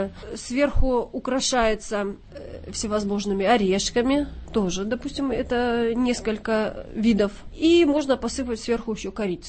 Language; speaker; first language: Russian; native; Russian